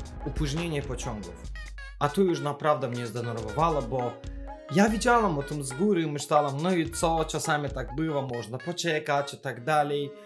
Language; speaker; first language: Polish; non-native, fluent; Azerbaijani